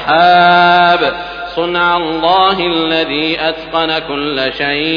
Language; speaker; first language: Arabic; native; Arabic